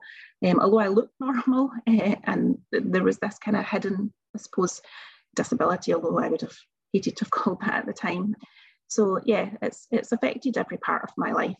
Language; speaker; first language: English; native; English